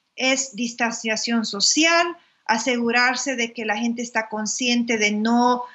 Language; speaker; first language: Spanish; native; Spanish